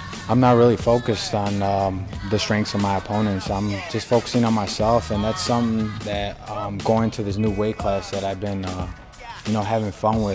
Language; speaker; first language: English; early bilingual, other home language; Spanish